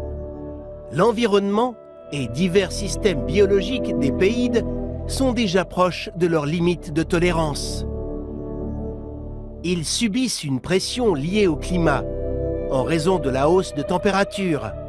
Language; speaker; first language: French; non-native, local second language; Morisyen